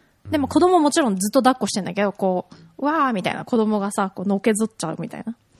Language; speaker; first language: Japanese; early bilingual, heritage; Japanese